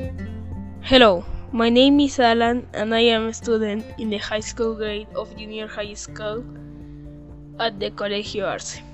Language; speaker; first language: English; non-native, learner; Spanish